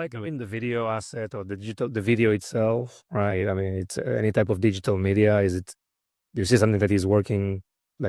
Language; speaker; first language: English; non-native, fluent; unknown